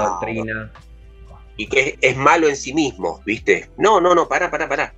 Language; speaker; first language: Spanish; native; Spanish